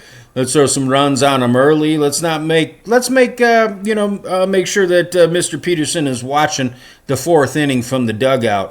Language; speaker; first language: English; native; English